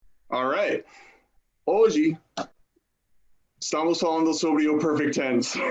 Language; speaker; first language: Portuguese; non-native, fluent; English